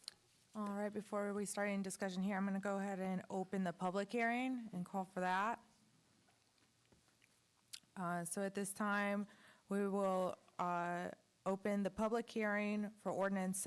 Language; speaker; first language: English; native; English